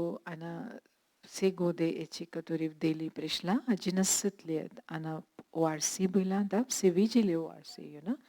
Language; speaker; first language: Russian; non-native, learner; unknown